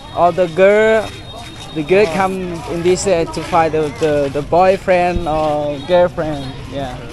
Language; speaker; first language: English; non-native, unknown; Vietnamese